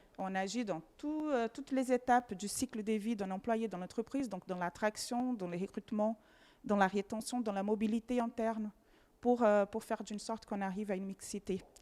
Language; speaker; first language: French; non-native, fluent; Portuguese